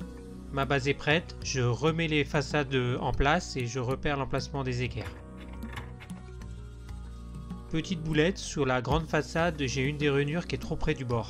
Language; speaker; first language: French; native; French